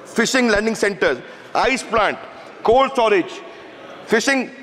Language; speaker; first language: Hindi; native; Hindi